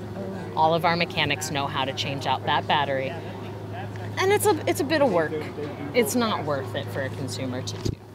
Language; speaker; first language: English; native; English